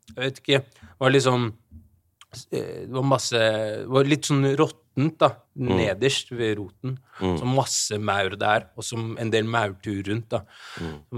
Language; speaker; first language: Norwegian; early bilingual, other home language; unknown